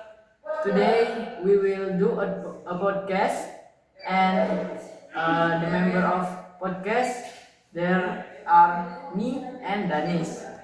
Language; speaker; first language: English; non-native, learner; Indonesian